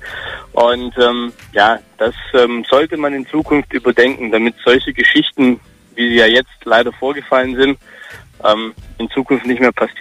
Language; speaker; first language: German; early bilingual, other home language; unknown